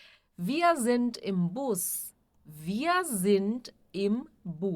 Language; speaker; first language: German; non-native, fluent; Portuguese